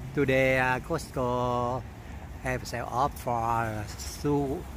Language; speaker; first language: English; non-native, learner; Vietnamese